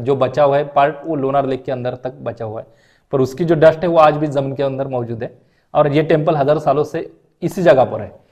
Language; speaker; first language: Hindi; non-native, local second language; Marathi